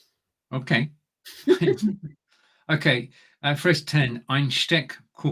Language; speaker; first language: German; non-native, learner; English